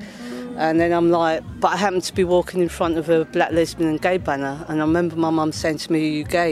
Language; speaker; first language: English; native; English